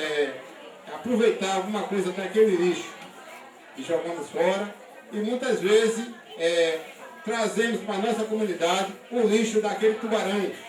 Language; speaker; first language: Portuguese; native; Portuguese